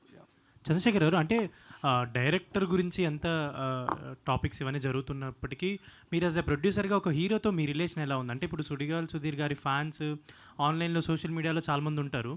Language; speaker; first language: Telugu; native; Telugu